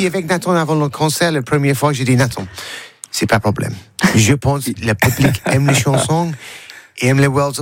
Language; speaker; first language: French; non-native, learner; English